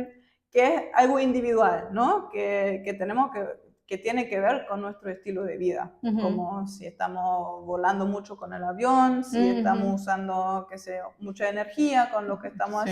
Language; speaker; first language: Spanish; non-native, fluent; German